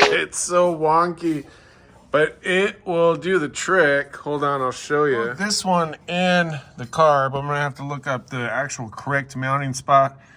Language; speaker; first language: English; native; English